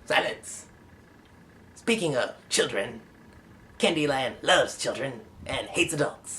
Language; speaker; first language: English; native; English